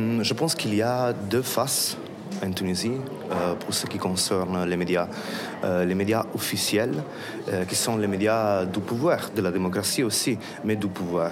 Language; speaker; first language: French; non-native, fluent; Italian